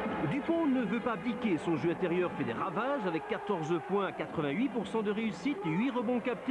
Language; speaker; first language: French; native; French